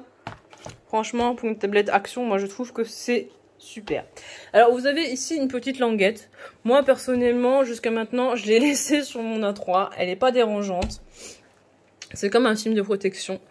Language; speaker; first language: French; native; French